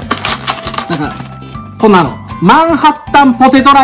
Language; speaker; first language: Japanese; native; Japanese